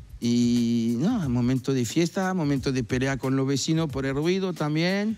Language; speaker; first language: Spanish; non-native, fluent; French